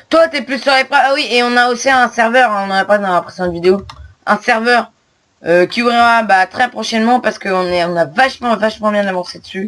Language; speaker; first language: French; native; French